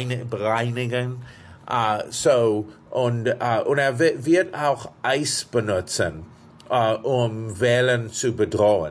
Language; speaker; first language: German; non-native, fluent; English